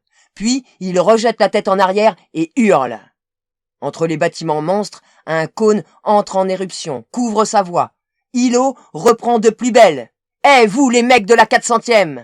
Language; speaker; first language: French; native; French